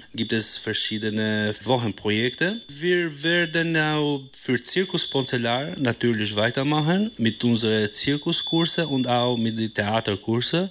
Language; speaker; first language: German; non-native, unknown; Albanian